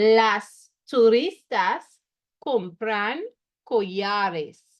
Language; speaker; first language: Spanish; non-native, fluent; English